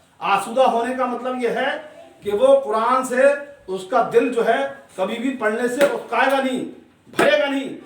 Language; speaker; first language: Urdu; native; Urdu